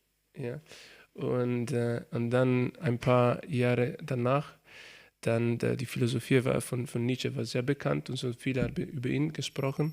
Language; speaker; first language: German; non-native, learner; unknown